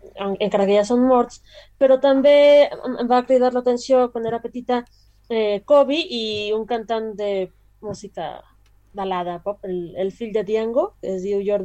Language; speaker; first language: Catalan; non-native, learner; Spanish